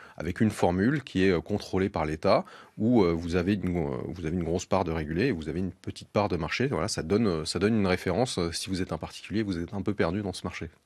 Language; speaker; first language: French; native; French